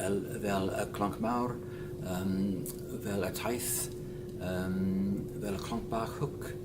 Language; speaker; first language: Welsh; non-native, learner; English